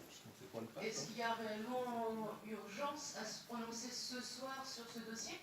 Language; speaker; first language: French; native; French